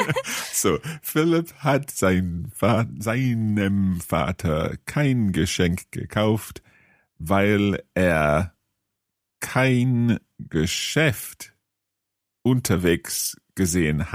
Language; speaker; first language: German; non-native, learner; English